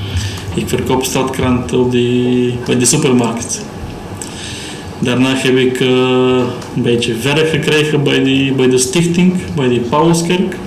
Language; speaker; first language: Dutch; non-native, learner; Bulgarian